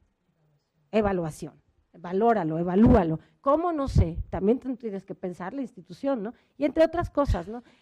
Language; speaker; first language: Spanish; native; Spanish